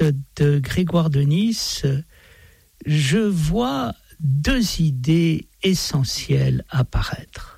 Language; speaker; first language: French; native; French